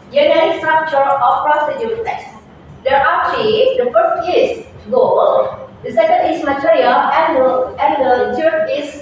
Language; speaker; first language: English; non-native, learner; Indonesian